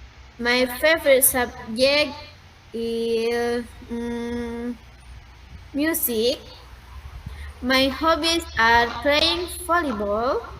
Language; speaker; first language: English; non-native, learner; Indonesian